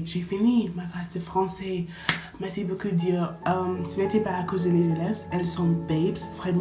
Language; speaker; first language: French; non-native, learner; English